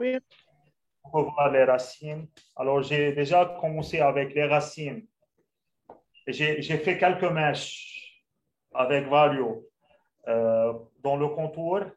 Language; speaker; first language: French; non-native, local second language; Arabic